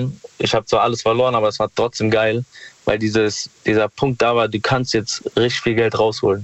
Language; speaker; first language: German; native; German